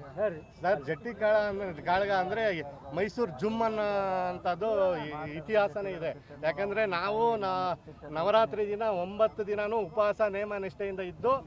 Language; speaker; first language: Kannada; native; Kannada